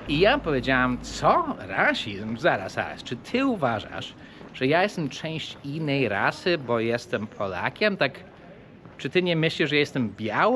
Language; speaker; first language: Polish; early bilingual, heritage; English